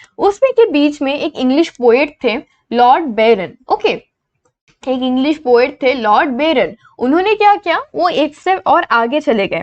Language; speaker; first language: Hindi; non-native, local second language; Assamese